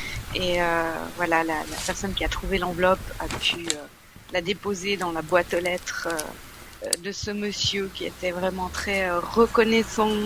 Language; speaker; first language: French; native; French